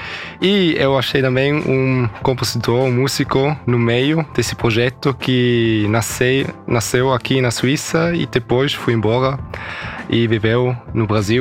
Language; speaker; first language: Portuguese; early bilingual, heritage; German